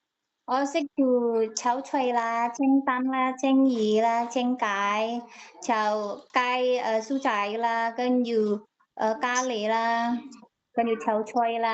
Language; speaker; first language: Cantonese; non-native, learner; Indonesian